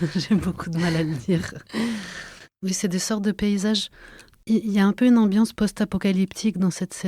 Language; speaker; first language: French; native; French